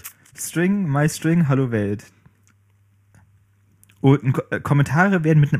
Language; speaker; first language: German; native; German